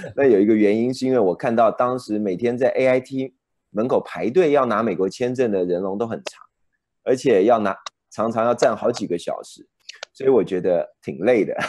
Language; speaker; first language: Chinese; native; Chinese